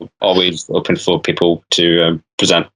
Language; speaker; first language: English; native; English